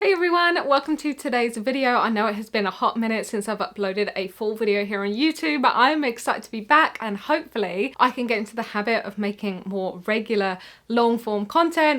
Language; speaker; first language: English; native; English